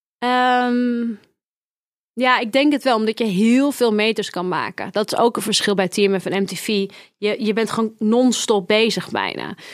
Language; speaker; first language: Dutch; native; Dutch